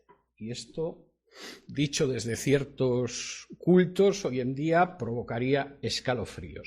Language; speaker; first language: Spanish; native; Spanish